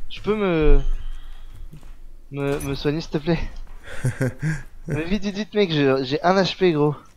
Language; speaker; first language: French; native; French